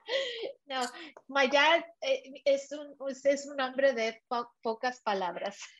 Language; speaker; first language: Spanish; early bilingual, heritage; English